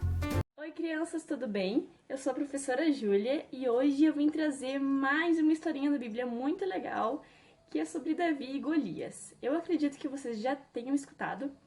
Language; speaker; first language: Portuguese; native; Portuguese